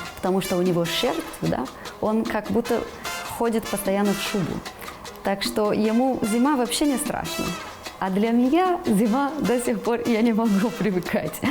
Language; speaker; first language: Russian; non-native, fluent; Portuguese